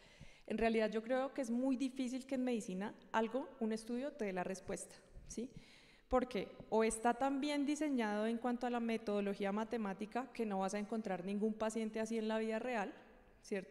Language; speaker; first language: Spanish; native; Spanish